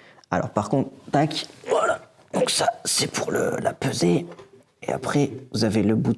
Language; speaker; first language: French; native; French